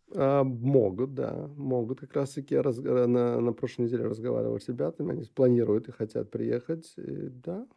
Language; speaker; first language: Russian; non-native, local second language; Uzbek